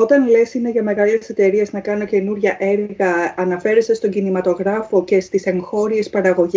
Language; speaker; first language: Greek; native; Greek